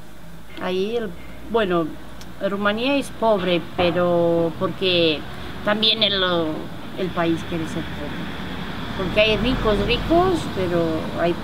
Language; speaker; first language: Spanish; non-native, fluent; Romanian